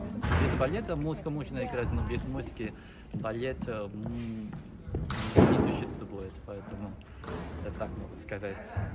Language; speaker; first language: Russian; non-native, fluent; Korean